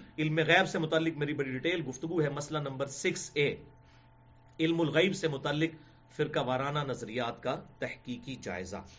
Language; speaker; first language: Urdu; non-native, local second language; Punjabi